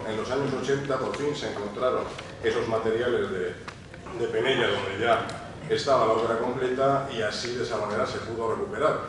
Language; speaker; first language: Spanish; native; Spanish